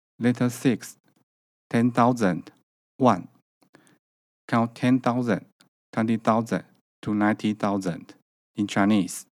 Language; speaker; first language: English; non-native, learner; Chinese